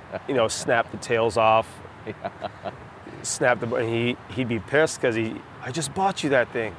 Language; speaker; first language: English; native; English